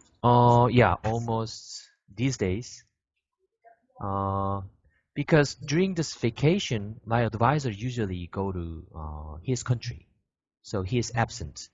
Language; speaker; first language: English; non-native, fluent; Korean